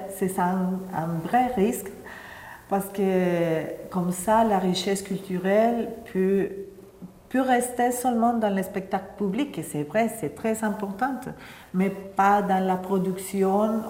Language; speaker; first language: French; non-native, fluent; Spanish